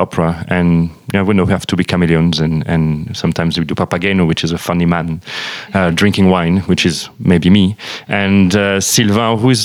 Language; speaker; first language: English; non-native, fluent; French